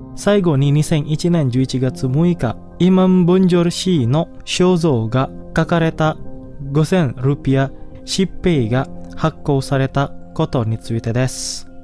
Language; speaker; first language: Japanese; non-native, fluent; Indonesian